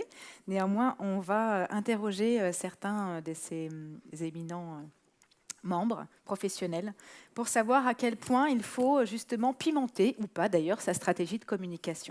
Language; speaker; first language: French; native; French